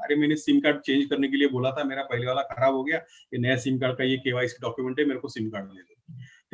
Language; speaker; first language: Hindi; non-native, local second language; Marathi